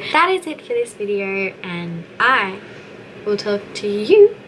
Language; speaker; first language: English; native; English